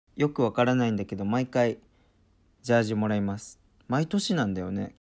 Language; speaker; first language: Japanese; native; Japanese